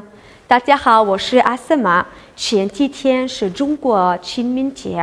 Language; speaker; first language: Chinese; non-native, fluent; Arabic